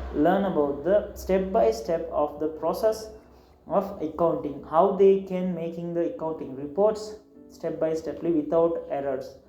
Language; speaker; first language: English; non-native, local second language; Tamil